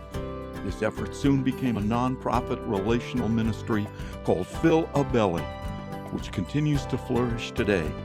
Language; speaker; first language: English; native; English